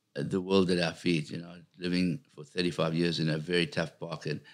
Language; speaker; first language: English; native; English